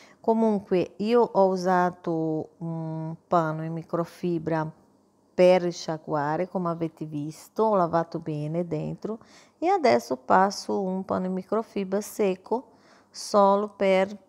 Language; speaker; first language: Italian; non-native, fluent; Portuguese